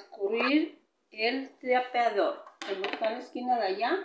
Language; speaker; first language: Spanish; native; Spanish